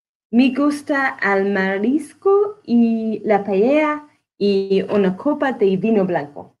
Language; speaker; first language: Spanish; non-native, learner; English